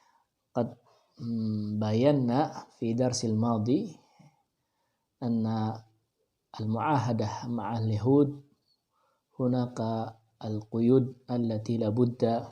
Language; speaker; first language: Arabic; non-native, fluent; Indonesian